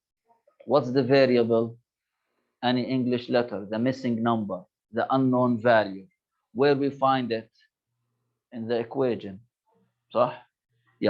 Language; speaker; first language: English; non-native, local second language; Arabic